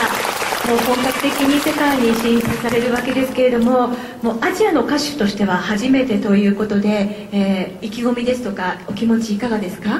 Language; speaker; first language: Japanese; native; Japanese